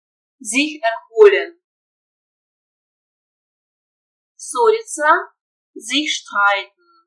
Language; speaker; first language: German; non-native, fluent; Russian